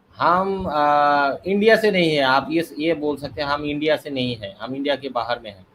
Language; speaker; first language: Hindi; non-native, learner; Bangla